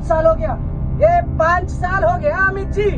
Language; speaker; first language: Hindi; non-native, local second language; Kannada